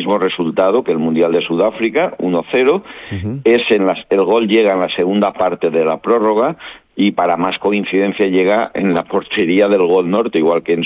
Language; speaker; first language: Spanish; native; Spanish